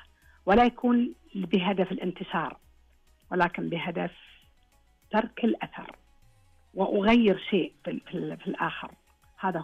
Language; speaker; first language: Arabic; native; Arabic